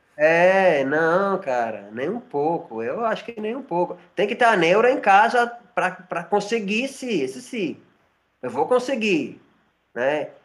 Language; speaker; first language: Portuguese; non-native, fluent; Spanish